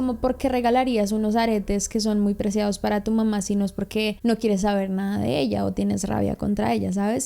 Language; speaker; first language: Spanish; native; Spanish